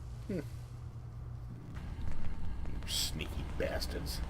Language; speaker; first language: English; native; English